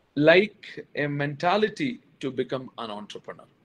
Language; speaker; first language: English; non-native, local second language; Malayalam